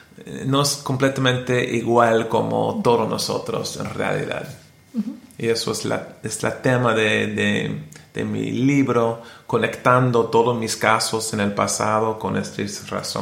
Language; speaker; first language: Spanish; non-native, learner; English